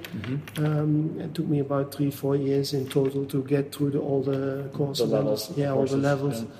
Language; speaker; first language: English; non-native, fluent; Dutch